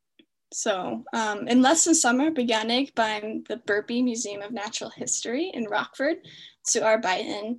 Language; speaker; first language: German; non-native, fluent; English